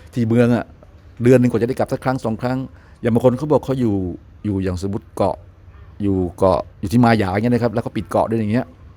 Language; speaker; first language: Thai; native; Thai